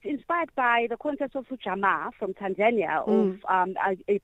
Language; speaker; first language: English; non-native, local second language; Zulu